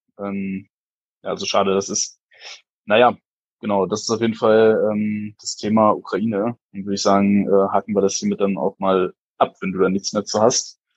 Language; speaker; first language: German; native; German